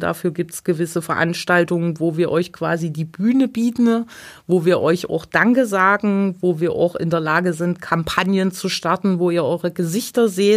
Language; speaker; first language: German; native; German